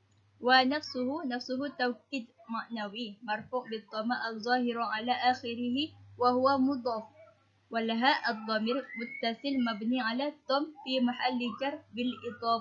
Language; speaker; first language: Arabic; non-native, learner; Malay